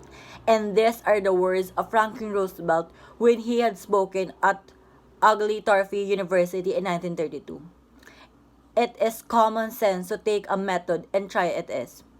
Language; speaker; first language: English; non-native, local second language; Filipino